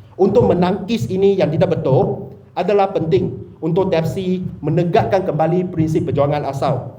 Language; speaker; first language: Malay; non-native, local second language; Chinese